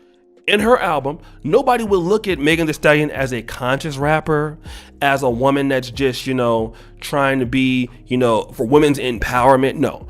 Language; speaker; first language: English; native; English